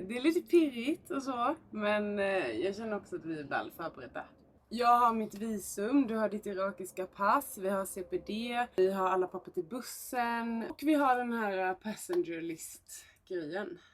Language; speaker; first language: Swedish; native; Swedish